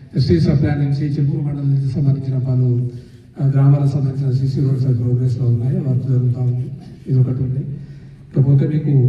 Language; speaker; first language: Telugu; native; Telugu